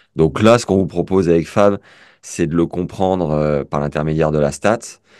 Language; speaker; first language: French; native; French